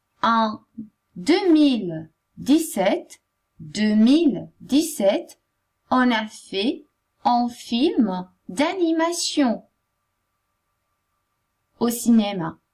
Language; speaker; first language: French; non-native, fluent; Italian